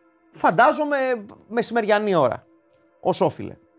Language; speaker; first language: Greek; native; Greek